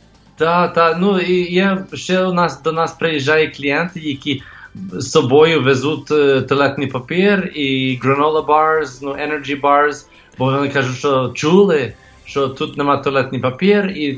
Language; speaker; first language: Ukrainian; early bilingual, heritage; English